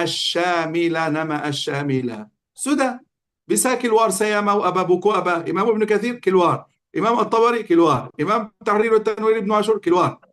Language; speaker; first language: Arabic; native; Arabic